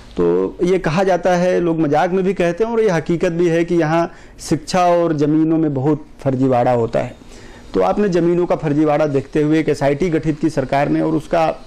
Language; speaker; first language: Hindi; native; Hindi